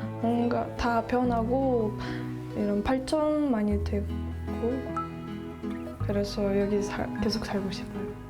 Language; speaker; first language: Korean; non-native, fluent; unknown